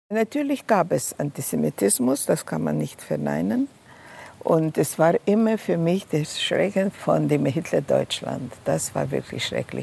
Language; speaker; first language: German; non-native, fluent; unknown